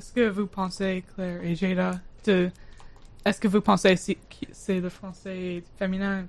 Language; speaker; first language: French; non-native, learner; English